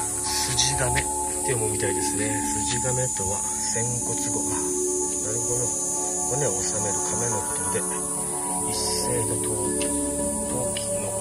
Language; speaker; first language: Japanese; native; Japanese